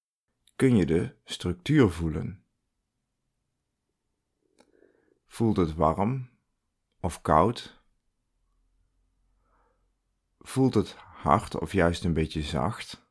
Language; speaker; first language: Dutch; native; Dutch